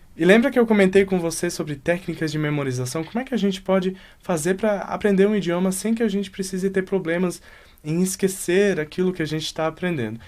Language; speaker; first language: Portuguese; native; Portuguese